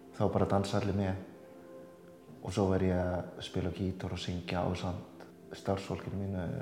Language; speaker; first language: Icelandic; early bilingual, other home language; Indonesian